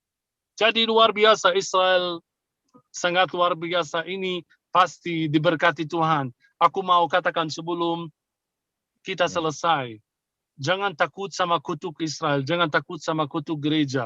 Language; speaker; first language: Indonesian; non-native, fluent; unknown